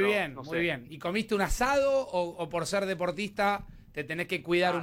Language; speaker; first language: Spanish; native; Spanish